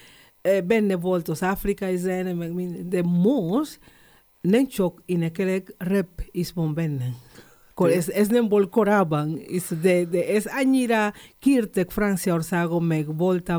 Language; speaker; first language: Hungarian; non-native, learner; Spanish